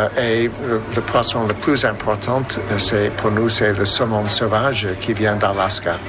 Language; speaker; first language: French; non-native, fluent; English